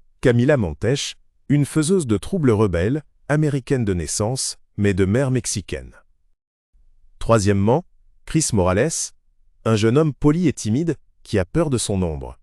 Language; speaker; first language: French; native; French